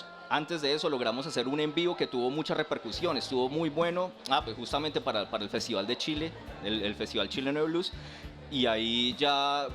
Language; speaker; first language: Spanish; native; Spanish